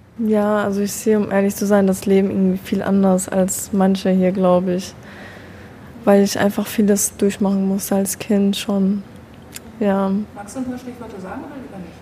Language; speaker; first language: German; early bilingual, other home language; Persian